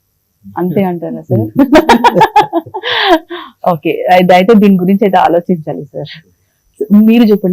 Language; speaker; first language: Telugu; native; Telugu